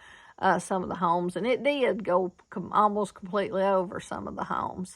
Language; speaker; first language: English; native; English